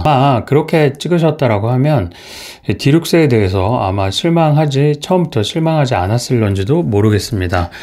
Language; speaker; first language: Korean; native; Korean